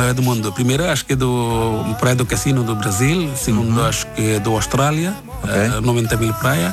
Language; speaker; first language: Portuguese; non-native, learner; Bangla